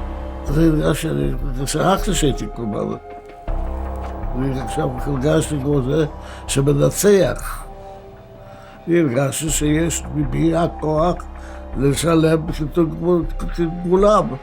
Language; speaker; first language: Hebrew; non-native, fluent; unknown